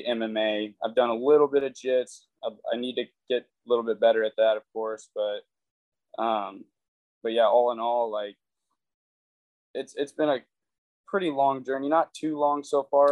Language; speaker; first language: English; native; English